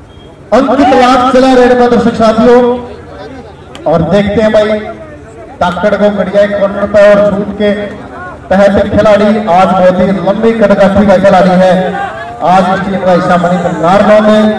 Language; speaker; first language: Hindi; native; Hindi